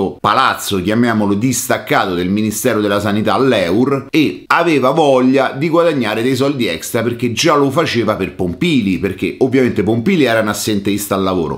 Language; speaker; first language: Italian; native; Italian